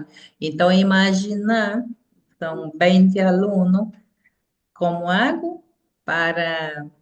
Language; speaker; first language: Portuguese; non-native, fluent; Spanish